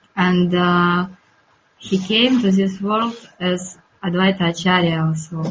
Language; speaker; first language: English; non-native, learner; Russian